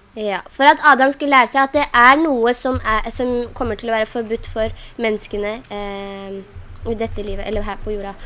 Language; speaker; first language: Norwegian; non-native, local second language; Urdu